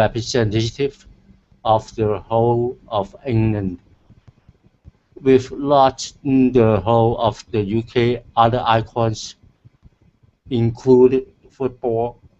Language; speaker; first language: English; non-native, learner; Cantonese